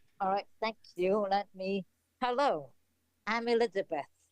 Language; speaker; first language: English; native; English